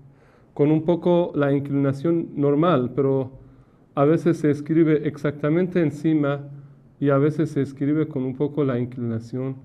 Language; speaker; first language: Spanish; non-native, fluent; Persian